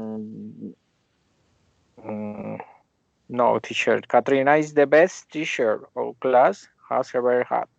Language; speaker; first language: English; non-native, learner; Spanish